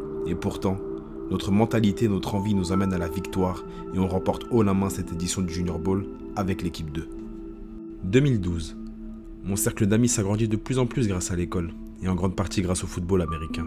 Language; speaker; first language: French; native; French